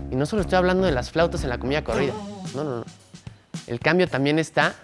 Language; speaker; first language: Spanish; native; Spanish